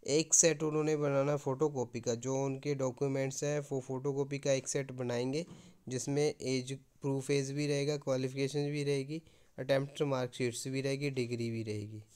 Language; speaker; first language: Hindi; non-native, local second language; Punjabi